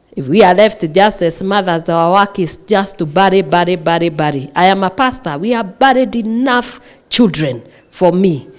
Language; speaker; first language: English; non-native, local second language; Swahili